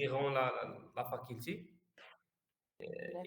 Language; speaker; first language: French; non-native, learner; Arabic